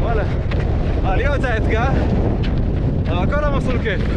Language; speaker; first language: Hebrew; native; Hebrew